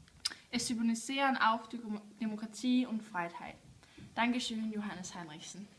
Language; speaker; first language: German; non-native, learner; Danish